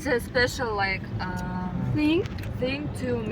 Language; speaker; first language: English; non-native, learner; Russian